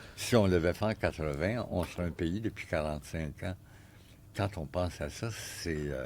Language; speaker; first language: French; native; French